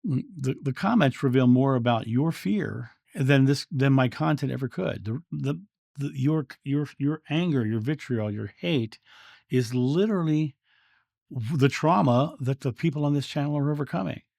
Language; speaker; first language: English; native; English